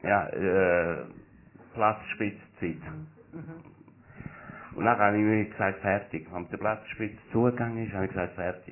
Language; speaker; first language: German; non-native, learner; Italian